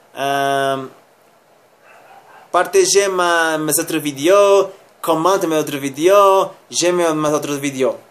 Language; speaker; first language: French; non-native, learner; Spanish